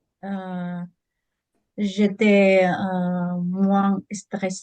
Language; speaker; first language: French; non-native, learner; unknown